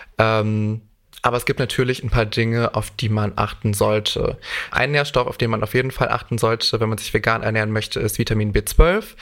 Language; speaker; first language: German; native; German